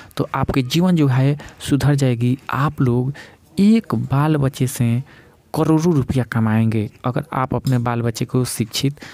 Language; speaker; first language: Hindi; native; Hindi